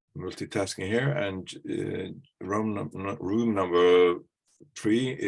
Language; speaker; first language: English; non-native, fluent; Norwegian